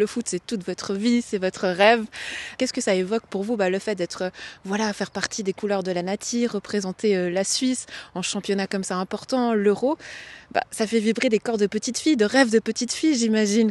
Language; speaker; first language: French; native; French